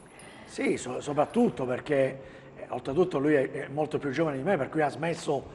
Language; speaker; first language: Italian; native; Italian